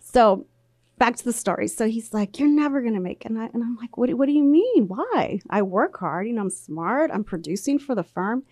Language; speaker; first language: English; early bilingual, other home language; Spanish